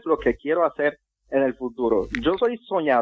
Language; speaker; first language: Spanish; non-native, fluent; English